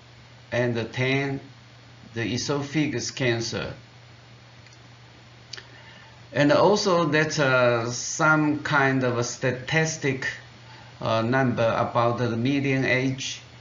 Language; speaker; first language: English; non-native, fluent; Chinese